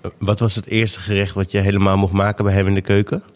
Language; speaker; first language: Dutch; native; Dutch